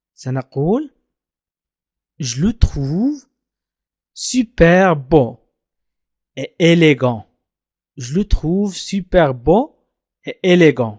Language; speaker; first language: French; non-native, fluent; Arabic